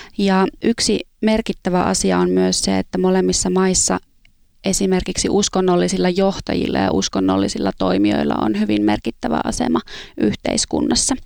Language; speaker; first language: Finnish; native; Finnish